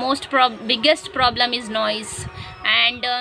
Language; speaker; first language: English; non-native, learner; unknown